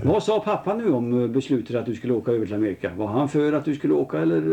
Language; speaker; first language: Swedish; native; Swedish